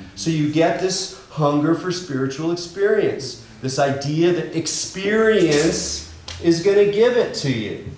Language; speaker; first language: English; native; English